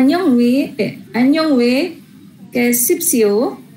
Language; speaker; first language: Korean; non-native, learner; Indonesian